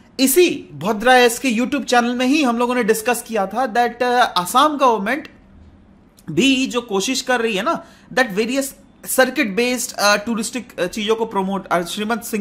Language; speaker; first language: Hindi; non-native, local second language; Assamese